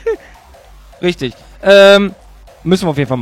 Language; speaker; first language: German; native; German